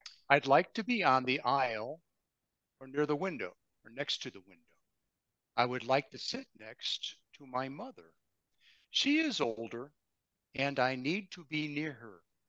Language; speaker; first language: English; native; English